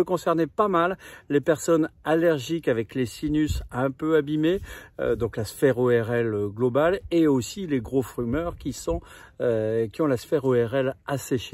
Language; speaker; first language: French; native; French